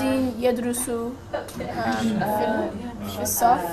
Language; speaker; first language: Arabic; non-native, learner; English